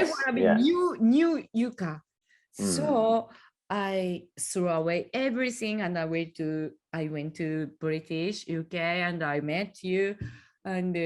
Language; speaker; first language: English; non-native, learner; Japanese